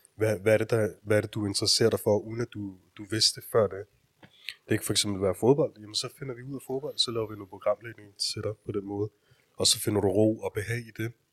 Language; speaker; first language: Danish; early bilingual, other home language; Urdu